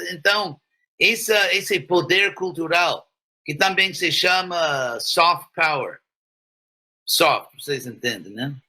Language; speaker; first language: Portuguese; non-native, fluent; English